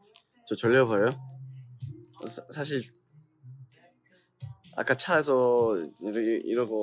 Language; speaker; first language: Korean; non-native, fluent; English